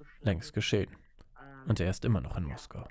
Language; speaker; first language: German; native; German